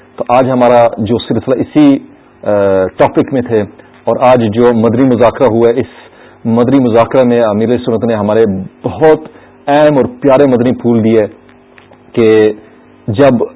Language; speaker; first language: Urdu; early bilingual, other home language; English